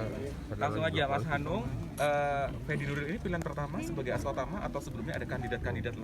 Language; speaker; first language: Indonesian; native; Indonesian